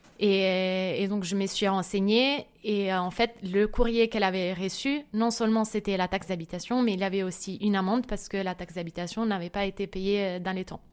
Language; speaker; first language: French; non-native, fluent; Italian